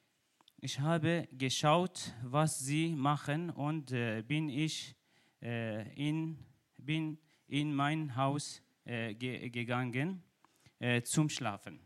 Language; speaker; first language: German; non-native, learner; Kurdish